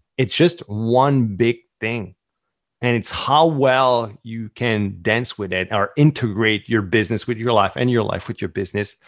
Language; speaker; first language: English; non-native, fluent; French